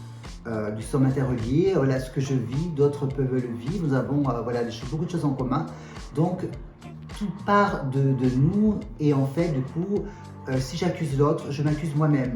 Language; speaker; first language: French; native; French